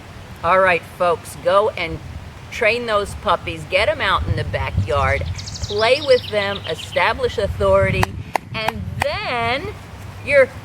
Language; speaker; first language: English; native; English